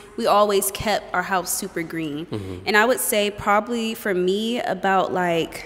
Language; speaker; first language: English; native; English